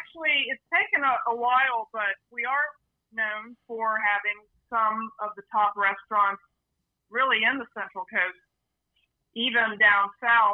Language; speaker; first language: English; native; English